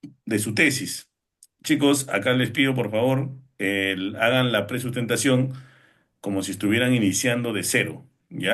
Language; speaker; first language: Spanish; native; Spanish